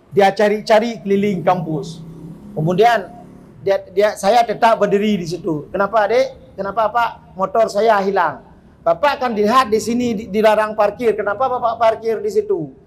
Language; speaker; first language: Malay; non-native, local second language; Achinese